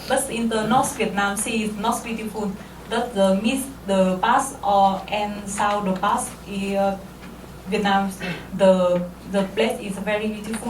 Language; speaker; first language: English; non-native, learner; Vietnamese